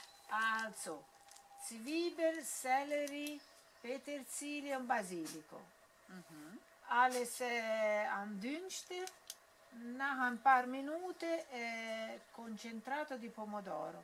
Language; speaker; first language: German; non-native, learner; Italian